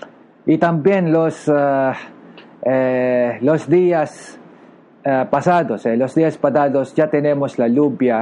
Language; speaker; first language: Spanish; non-native, learner; Filipino